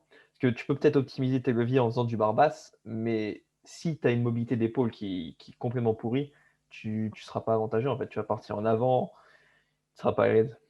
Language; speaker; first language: French; native; French